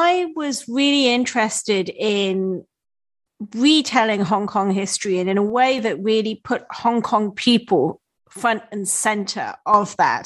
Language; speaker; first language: English; native; English